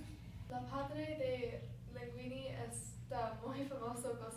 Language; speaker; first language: Spanish; non-native, learner; English